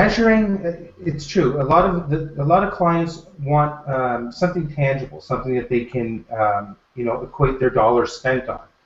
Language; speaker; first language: English; native; English